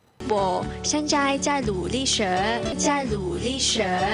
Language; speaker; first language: Chinese; non-native, local second language; Cantonese